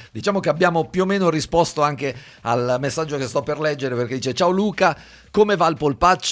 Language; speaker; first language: Italian; native; Italian